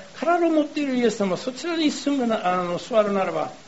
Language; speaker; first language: Japanese; non-native, fluent; English